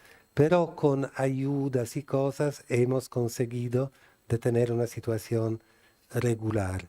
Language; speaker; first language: Spanish; non-native, fluent; Italian